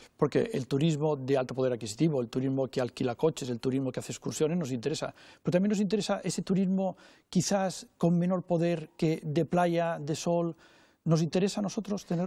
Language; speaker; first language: Spanish; non-native, local second language; Catalan